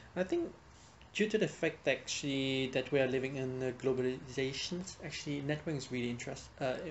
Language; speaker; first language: English; non-native, fluent; Vietnamese